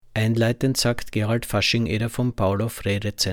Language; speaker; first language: German; native; German